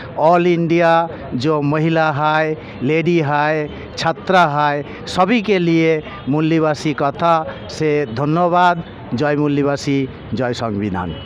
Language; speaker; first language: Hindi; non-native, local second language; Bangla